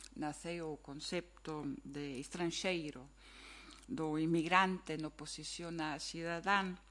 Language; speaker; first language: Galician; non-native, fluent; German